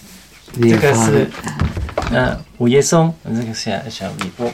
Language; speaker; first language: German; non-native, fluent; Vietnamese